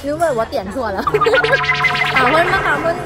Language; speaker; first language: Chinese; non-native, learner; Thai